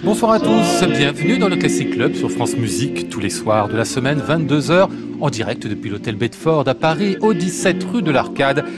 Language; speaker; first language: French; native; French